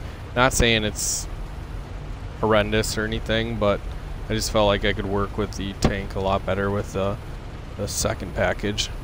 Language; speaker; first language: English; native; English